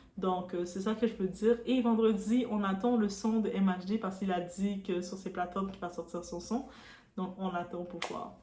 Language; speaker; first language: French; non-native, local second language; Haitian Creole